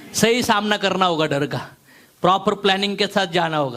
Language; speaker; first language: Hindi; non-native, local second language; Marathi